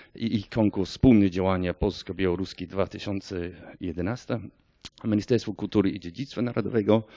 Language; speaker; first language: Polish; non-native, fluent; English